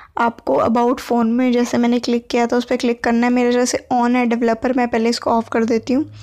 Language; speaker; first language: Hindi; native; Hindi